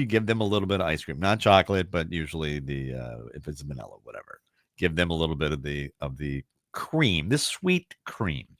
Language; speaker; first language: English; native; English